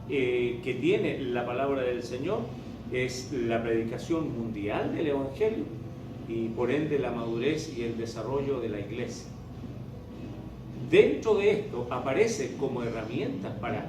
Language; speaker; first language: Spanish; native; Spanish